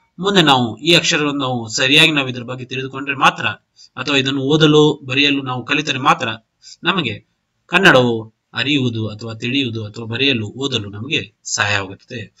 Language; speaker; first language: Kannada; non-native, local second language; Urdu